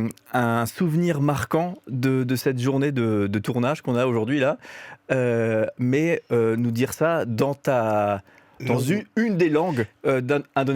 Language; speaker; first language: French; native; French